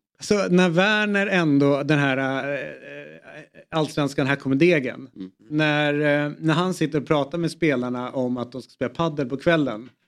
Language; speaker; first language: Swedish; native; Swedish